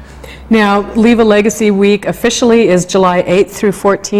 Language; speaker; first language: English; native; English